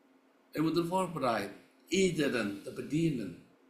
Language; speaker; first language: Dutch; non-native, learner; Indonesian